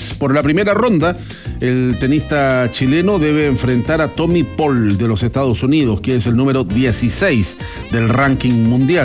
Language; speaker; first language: Spanish; native; Spanish